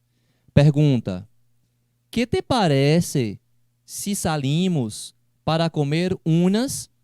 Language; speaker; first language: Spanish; non-native, fluent; Portuguese